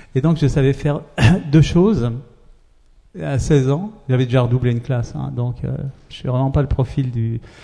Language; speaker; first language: French; early bilingual, other home language; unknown